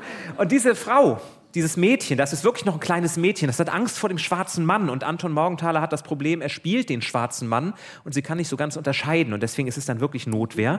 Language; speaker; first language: German; native; German